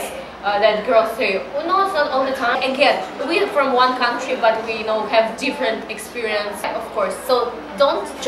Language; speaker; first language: English; non-native, learner; Russian